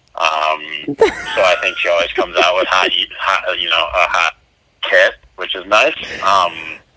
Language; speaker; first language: English; native; English